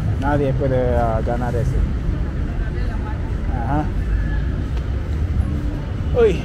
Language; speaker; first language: Spanish; non-native, learner; English